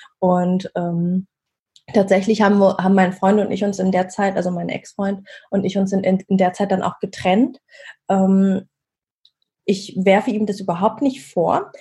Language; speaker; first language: German; early bilingual, other home language; Vietnamese